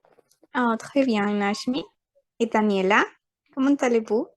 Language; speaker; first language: French; non-native, fluent; Spanish